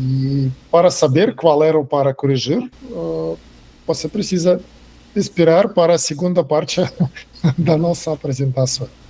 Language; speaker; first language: Portuguese; non-native, fluent; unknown